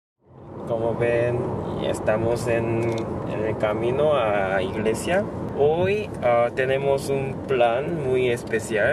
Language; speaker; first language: Spanish; non-native, learner; Korean